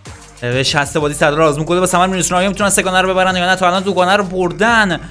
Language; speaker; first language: Persian; native; Persian